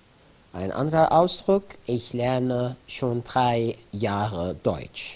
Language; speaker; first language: German; non-native, fluent; Arabic